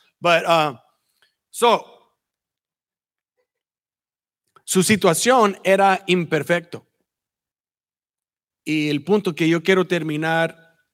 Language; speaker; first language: Spanish; early bilingual, heritage; Spanish